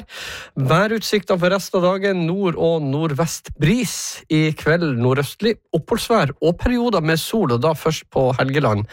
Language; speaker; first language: Norwegian; native; Norwegian